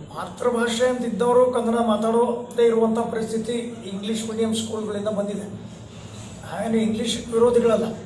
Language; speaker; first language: Kannada; native; Kannada